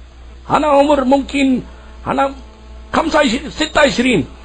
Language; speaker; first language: Arabic; non-native, learner; Urdu